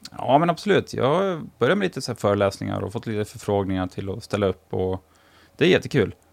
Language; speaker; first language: Swedish; native; Swedish